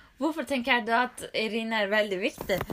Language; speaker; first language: Norwegian; non-native, learner; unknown